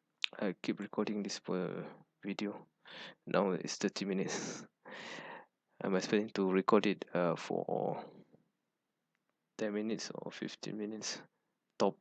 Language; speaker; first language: English; non-native, fluent; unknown